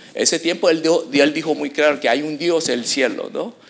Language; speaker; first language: Spanish; early bilingual, other home language; Chinese